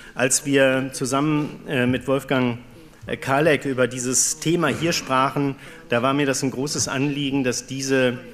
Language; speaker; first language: German; native; German